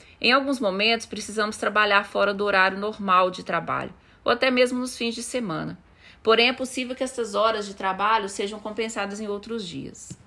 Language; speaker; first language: Portuguese; native; Portuguese